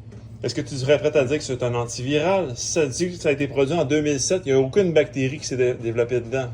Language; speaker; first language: French; native; French